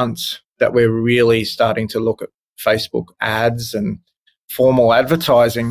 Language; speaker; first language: English; native; English